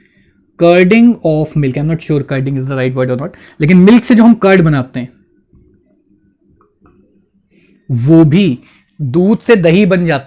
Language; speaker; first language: Hindi; native; Hindi